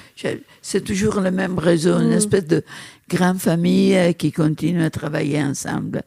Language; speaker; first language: French; non-native, fluent; Italian